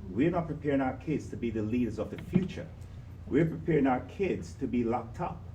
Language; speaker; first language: English; native; English